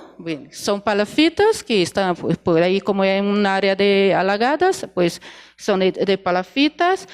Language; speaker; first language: Spanish; non-native, fluent; Portuguese